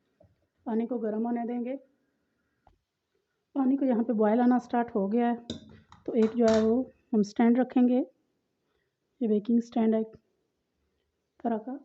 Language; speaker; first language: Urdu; non-native, local second language; Pahari-Potwari